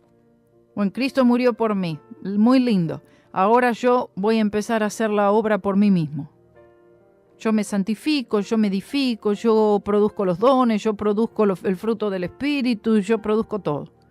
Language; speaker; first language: Spanish; native; Spanish